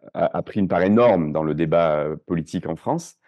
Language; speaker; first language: French; native; French